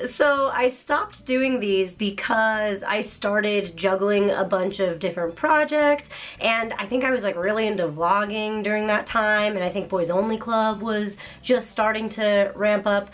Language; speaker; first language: English; early bilingual, other home language; Japanese